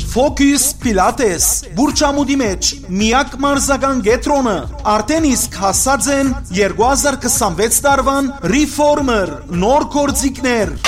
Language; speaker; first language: Armenian; native; Armenian